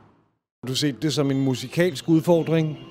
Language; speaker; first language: Danish; native; Danish